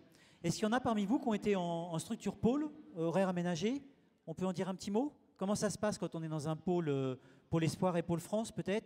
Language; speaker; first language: French; native; French